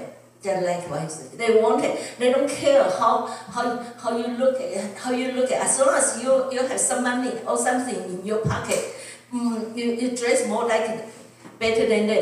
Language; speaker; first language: English; non-native, learner; Chinese